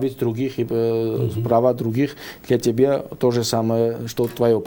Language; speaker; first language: Russian; non-native, fluent; Georgian